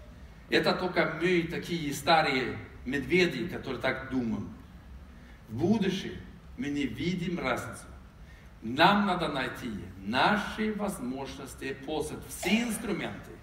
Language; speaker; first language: Russian; non-native, fluent; Swedish